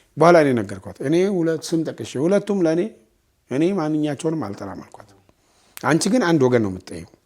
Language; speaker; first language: Amharic; non-native, local second language; Oromo